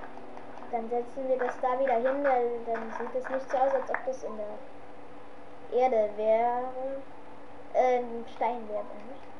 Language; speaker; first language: German; native; German